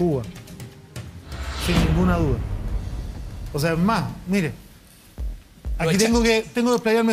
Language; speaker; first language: Spanish; native; Spanish